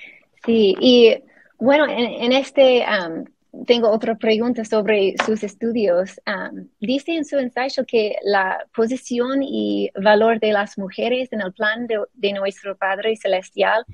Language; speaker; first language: Spanish; non-native, fluent; English